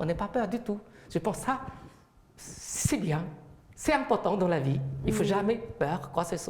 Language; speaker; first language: French; non-native, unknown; Chinese